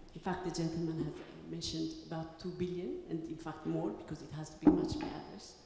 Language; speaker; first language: English; non-native, fluent; Tigrinya